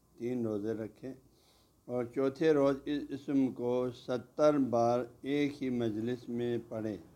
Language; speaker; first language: Urdu; non-native, local second language; Balti